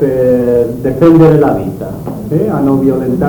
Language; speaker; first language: Italian; non-native, learner; Spanish